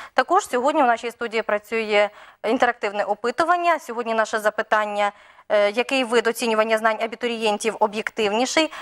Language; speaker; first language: Ukrainian; native; Ukrainian